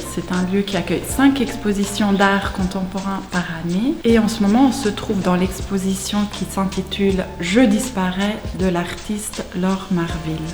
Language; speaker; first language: French; non-native, local second language; German